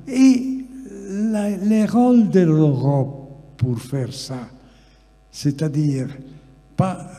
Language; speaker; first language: French; non-native, fluent; Italian